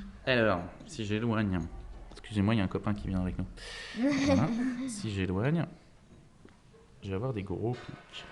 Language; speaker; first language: French; native; French